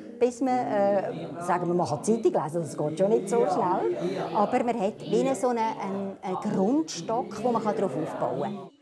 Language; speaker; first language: German; native; German